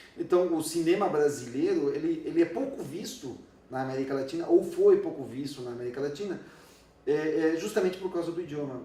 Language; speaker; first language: Portuguese; non-native, fluent; Spanish